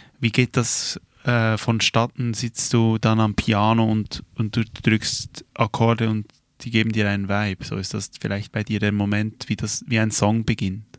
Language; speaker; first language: German; native; German